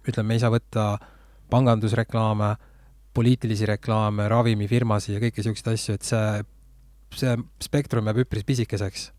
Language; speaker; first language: Estonian; native; Estonian